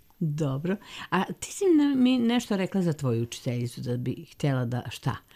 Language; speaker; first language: Serbian; native; Serbian